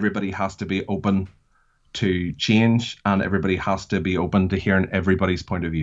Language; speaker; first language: English; native; English